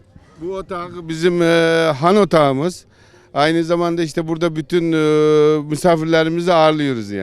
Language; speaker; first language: Turkish; non-native, local second language; Kyrgyz